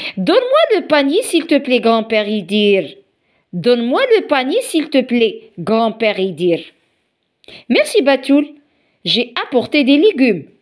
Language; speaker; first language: French; non-native, local second language; Arabic